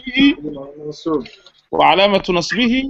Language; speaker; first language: Arabic; non-native, fluent; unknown